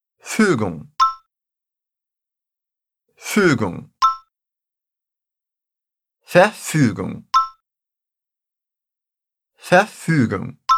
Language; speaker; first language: German; non-native, fluent; Portuguese